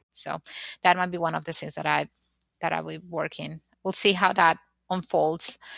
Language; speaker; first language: English; non-native, fluent; Spanish